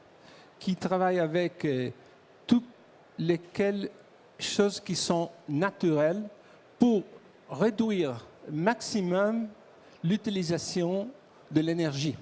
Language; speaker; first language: French; non-native, learner; Italian